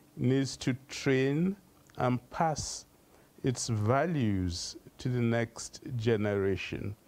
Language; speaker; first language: English; non-native, local second language; Hausa